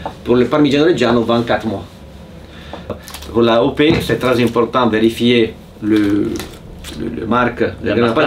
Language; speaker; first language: French; non-native, fluent; Italian